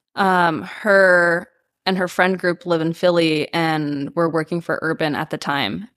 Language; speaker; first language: English; early bilingual, other home language; Spanish